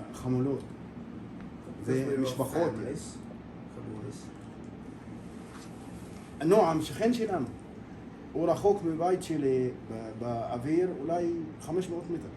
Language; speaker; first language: Hebrew; non-native, local second language; Arabic